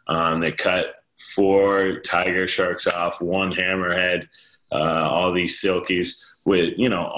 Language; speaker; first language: English; native; English